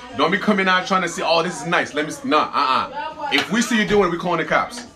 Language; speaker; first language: English; early bilingual, other home language; French